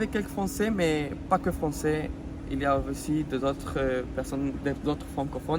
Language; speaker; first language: French; non-native, fluent; Spanish